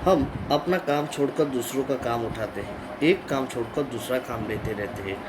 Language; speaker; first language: Hindi; non-native, local second language; Gujarati